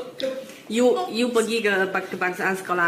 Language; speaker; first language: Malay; non-native, local second language; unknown